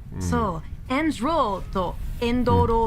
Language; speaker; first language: Japanese; non-native, learner; English